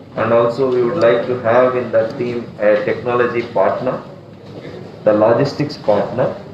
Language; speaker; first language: English; non-native, local second language; Kannada